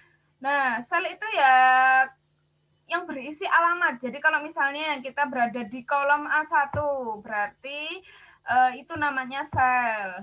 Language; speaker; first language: Indonesian; native; Indonesian